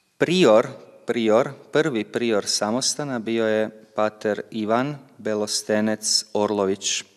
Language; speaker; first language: Croatian; native; Croatian